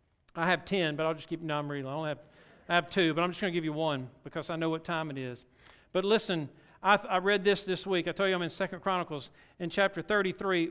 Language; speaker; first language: English; native; English